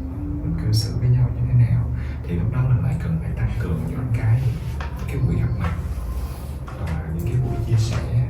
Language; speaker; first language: Vietnamese; native; Vietnamese